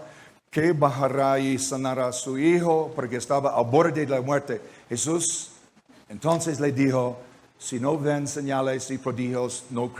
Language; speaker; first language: Spanish; non-native, learner; English